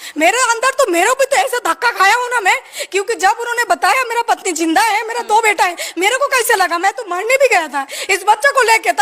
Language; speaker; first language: Hindi; non-native, fluent; Bangla